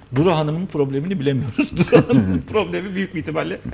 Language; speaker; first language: Turkish; native; Turkish